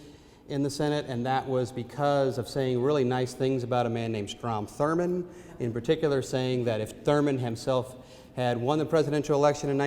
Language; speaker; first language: English; native; English